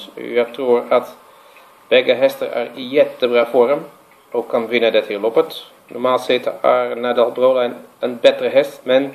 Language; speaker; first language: Swedish; non-native, fluent; Dutch